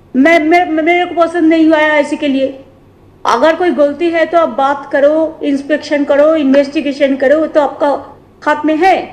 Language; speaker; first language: Hindi; non-native, local second language; Bangla